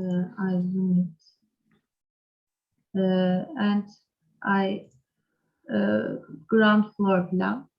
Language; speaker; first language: English; non-native, learner; Turkish